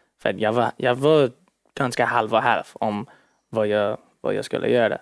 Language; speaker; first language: Swedish; early bilingual, heritage; Swedish